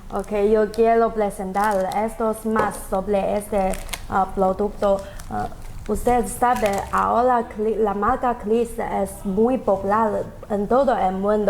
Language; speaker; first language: Spanish; non-native, learner; Chinese